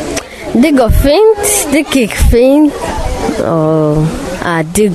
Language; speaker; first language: Danish; non-native, local second language; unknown